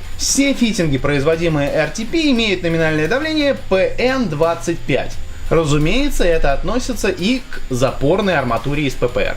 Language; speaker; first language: Russian; native; Russian